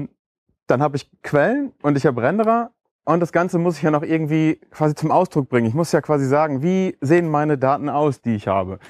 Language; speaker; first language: German; native; German